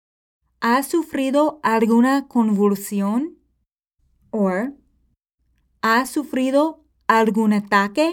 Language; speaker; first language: Spanish; non-native, fluent; English